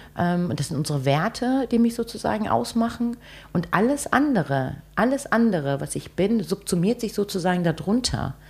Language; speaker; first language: German; early bilingual, other home language; Turkish